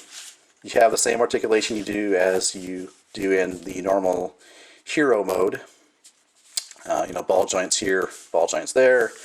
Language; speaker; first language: English; native; English